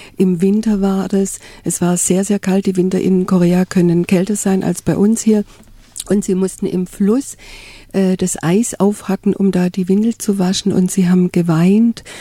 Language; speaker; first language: German; native; German